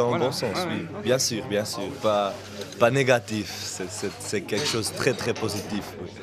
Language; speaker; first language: French; non-native, local second language; German